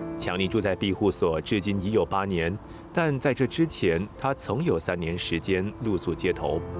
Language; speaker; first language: Chinese; native; Chinese